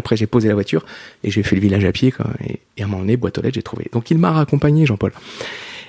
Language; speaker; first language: French; native; French